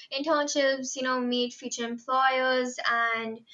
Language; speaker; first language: English; non-native, local second language; Hindi